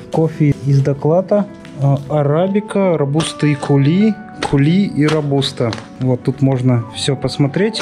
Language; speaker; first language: Russian; native; Russian